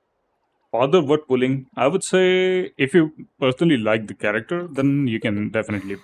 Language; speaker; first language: English; non-native, local second language; Hindi